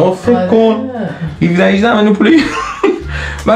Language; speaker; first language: Persian; native; Persian